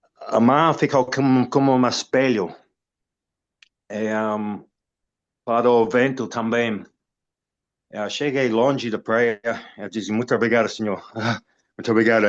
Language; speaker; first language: Portuguese; non-native, fluent; English